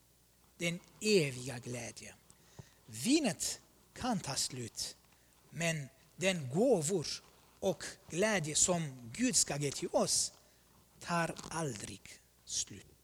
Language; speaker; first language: Swedish; non-native, fluent; Armenian